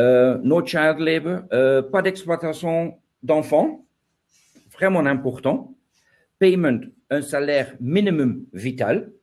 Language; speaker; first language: French; non-native, learner; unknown